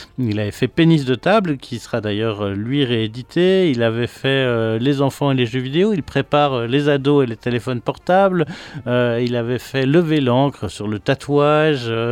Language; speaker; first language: French; native; French